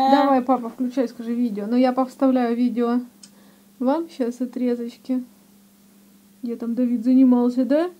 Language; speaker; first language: Russian; native; Russian